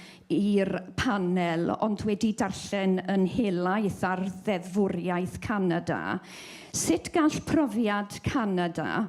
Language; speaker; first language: Welsh; native; Welsh